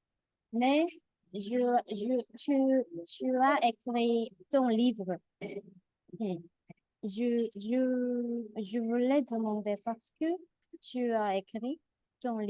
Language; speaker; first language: French; non-native, learner; Korean